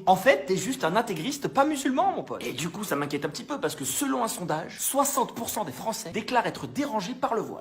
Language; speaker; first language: French; native; French